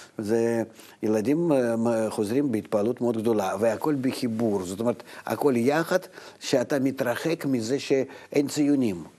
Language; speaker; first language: Hebrew; non-native, fluent; Russian